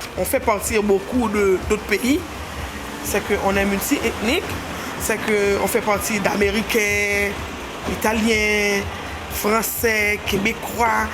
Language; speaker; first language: French; non-native, local second language; Haitian Creole